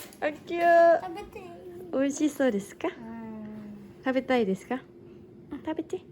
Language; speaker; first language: Japanese; non-native, learner; Thai